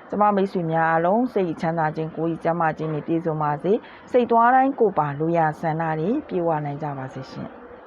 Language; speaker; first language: Burmese; native; Burmese